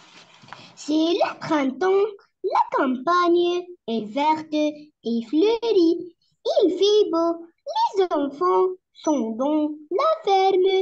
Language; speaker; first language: French; non-native, learner; Arabic